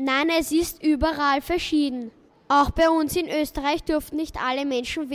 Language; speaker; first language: German; native; German